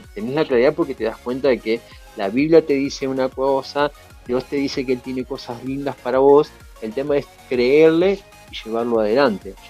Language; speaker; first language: Spanish; native; Spanish